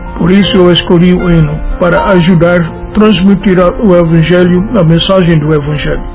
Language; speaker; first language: Portuguese; non-native, fluent; English